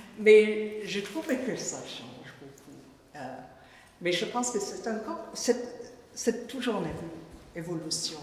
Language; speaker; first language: French; non-native, fluent; English